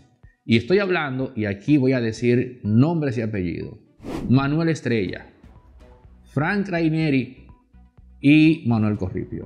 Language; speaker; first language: Spanish; native; Spanish